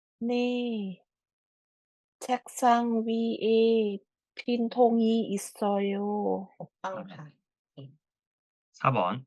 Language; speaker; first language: Korean; non-native, fluent; Thai